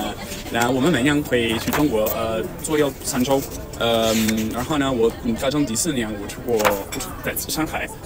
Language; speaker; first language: Chinese; non-native, fluent; Italian